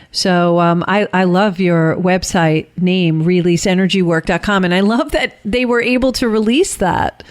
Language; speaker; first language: English; native; English